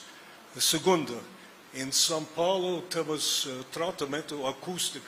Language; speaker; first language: Portuguese; non-native, fluent; English